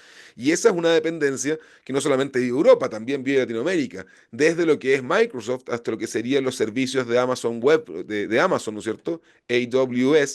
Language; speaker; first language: Spanish; native; Spanish